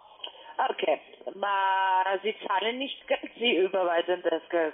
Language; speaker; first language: German; non-native, fluent; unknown